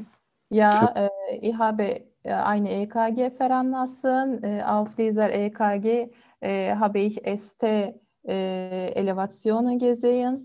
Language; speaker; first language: German; non-native, learner; Turkish